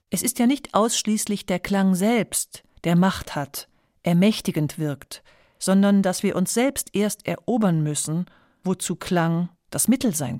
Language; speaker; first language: German; native; German